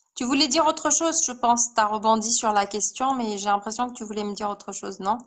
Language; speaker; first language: French; non-native, local second language; Arabic